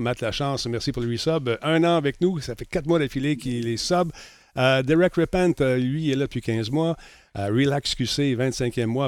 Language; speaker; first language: French; native; French